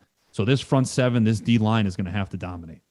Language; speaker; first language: English; native; English